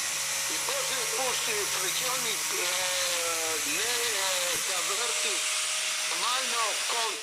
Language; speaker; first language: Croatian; non-native, learner; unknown